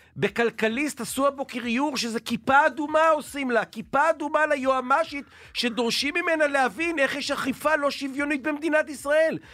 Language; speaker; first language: Hebrew; native; Hebrew